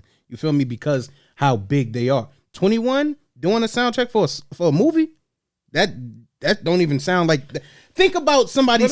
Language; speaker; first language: English; native; English